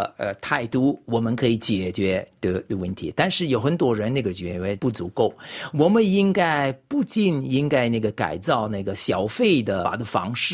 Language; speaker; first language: Chinese; non-native, fluent; French